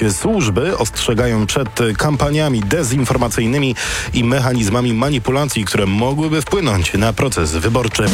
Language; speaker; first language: Polish; native; Polish